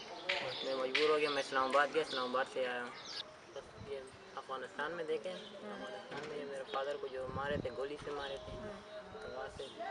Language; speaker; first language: Hindi; non-native, fluent; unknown